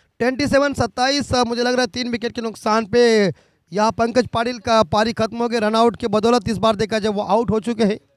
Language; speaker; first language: Hindi; non-native, local second language; Marathi